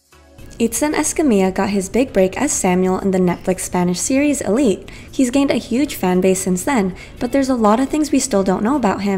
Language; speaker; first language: English; native; English